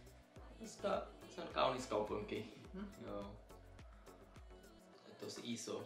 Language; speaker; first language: Finnish; non-native, learner; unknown